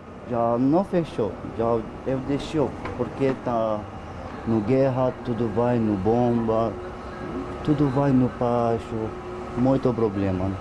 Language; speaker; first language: Portuguese; non-native, learner; Arabic